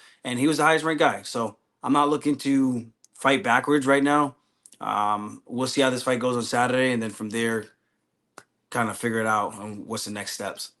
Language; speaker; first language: English; native; English